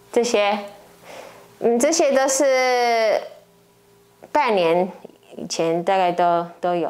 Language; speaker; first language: Chinese; early bilingual, heritage; English